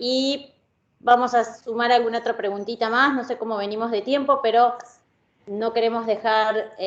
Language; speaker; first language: Spanish; native; Spanish